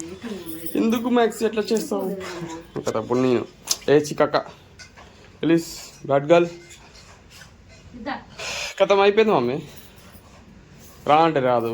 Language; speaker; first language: Telugu; native; Telugu